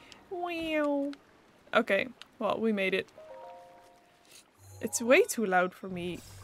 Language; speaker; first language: English; non-native, fluent; Dutch